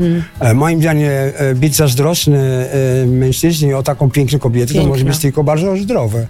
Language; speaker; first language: Polish; early bilingual, heritage; Dutch